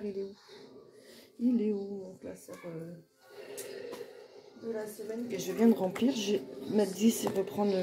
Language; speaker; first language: French; native; French